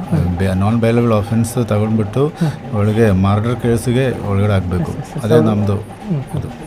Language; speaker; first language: Kannada; non-native, local second language; Malayalam